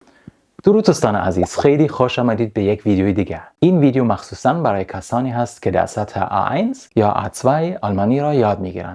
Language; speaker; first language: Persian; non-native, fluent; German